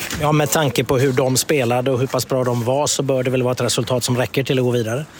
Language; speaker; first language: Swedish; native; Swedish